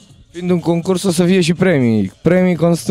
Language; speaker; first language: Romanian; native; Romanian